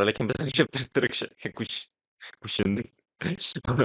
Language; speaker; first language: Turkish; non-native, learner; Tatar